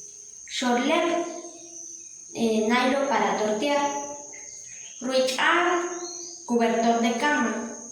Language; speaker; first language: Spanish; non-native, local second language; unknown